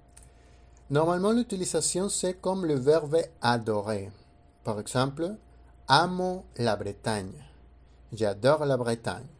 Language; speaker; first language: French; non-native, fluent; Spanish